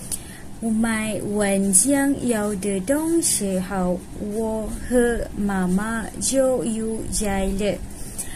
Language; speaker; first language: Chinese; non-native, learner; Malay